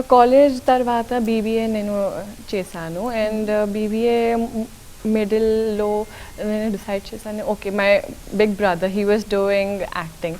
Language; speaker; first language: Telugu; non-native, local second language; Urdu